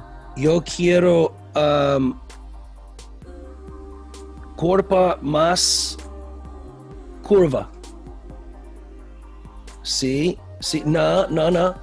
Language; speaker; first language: Spanish; non-native, learner; English